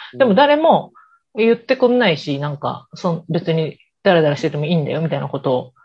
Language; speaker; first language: Japanese; native; Japanese